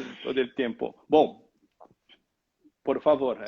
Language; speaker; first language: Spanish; non-native, learner; Portuguese